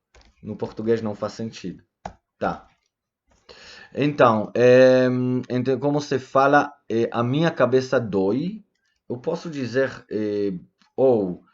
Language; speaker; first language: Portuguese; non-native, fluent; Hebrew